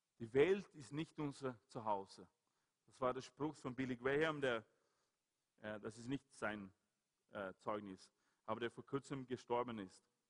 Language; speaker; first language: German; non-native, fluent; Swedish